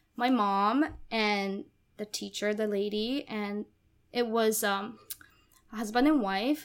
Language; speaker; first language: English; non-native, fluent; Japanese